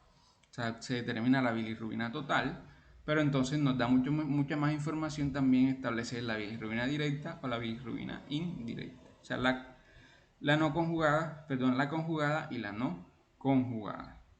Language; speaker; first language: Spanish; native; Spanish